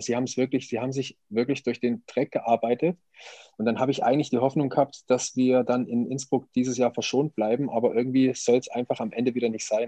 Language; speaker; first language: German; native; German